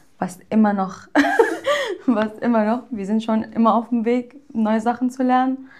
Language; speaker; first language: German; early bilingual, other home language; Arabic